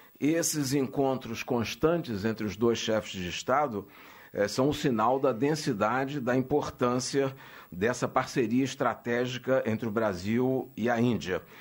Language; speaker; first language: Portuguese; native; Portuguese